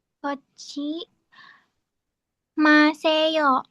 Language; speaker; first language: Korean; non-native, learner; Indonesian